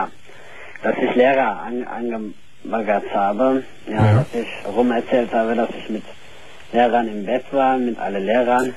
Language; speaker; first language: German; early bilingual, other home language; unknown